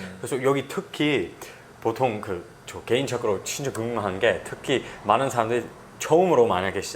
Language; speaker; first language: Korean; non-native, fluent; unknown